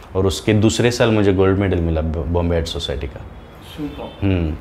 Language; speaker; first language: Hindi; non-native, local second language; Marathi